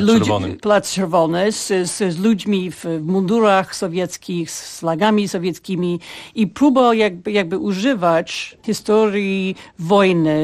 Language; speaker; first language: Polish; non-native, fluent; English